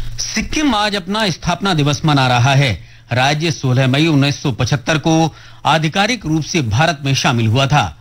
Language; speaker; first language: Hindi; native; Hindi